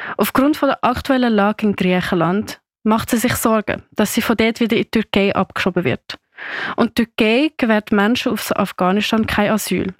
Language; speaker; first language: German; native; German